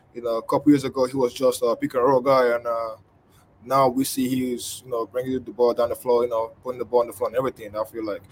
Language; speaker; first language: English; non-native, local second language; Igbo